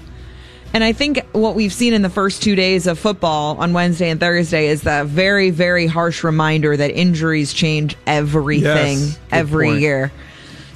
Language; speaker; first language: English; native; English